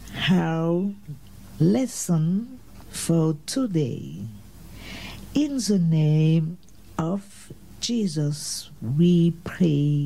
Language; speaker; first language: English; non-native, learner; French